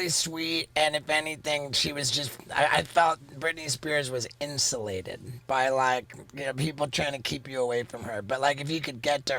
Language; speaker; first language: English; native; English